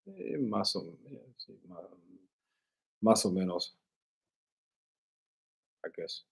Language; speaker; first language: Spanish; non-native, learner; English